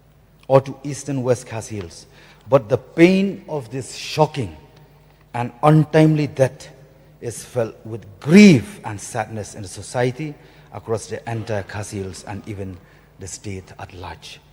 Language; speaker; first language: English; non-native, local second language; Khasi